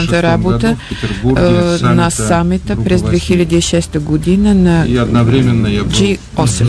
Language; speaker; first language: Bulgarian; non-native, fluent; Russian